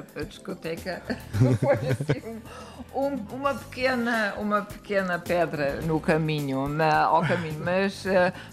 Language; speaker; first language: Portuguese; non-native, fluent; German